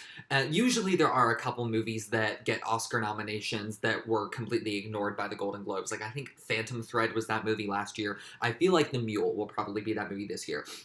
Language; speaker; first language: English; native; English